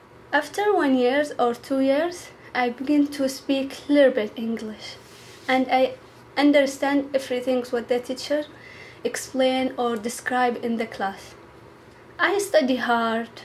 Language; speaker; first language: English; non-native, learner; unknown